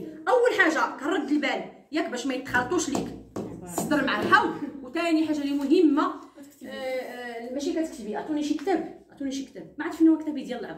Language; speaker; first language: Arabic; native; Arabic